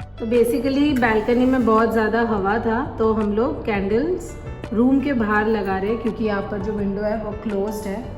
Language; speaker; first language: Hindi; non-native, local second language; Bangla